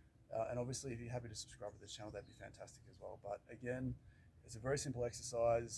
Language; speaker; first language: English; native; English